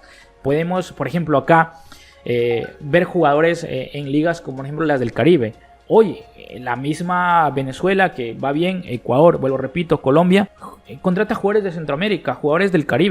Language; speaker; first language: Spanish; native; Spanish